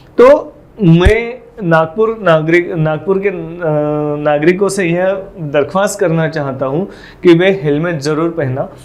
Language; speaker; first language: Hindi; non-native, local second language; Marathi